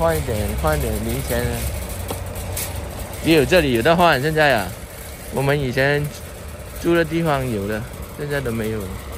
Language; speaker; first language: Chinese; non-native, local second language; Cantonese